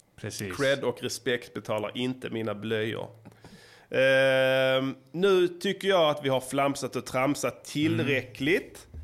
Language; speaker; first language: Swedish; native; Swedish